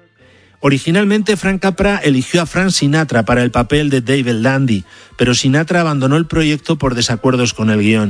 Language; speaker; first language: Spanish; native; Spanish